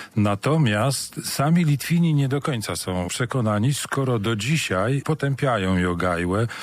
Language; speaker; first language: Polish; native; Polish